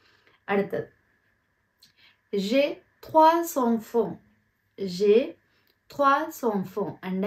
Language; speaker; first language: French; non-native, fluent; Tamil